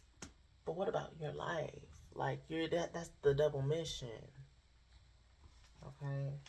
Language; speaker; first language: English; native; English